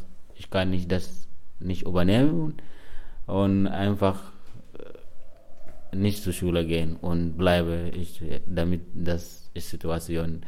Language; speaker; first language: German; non-native, learner; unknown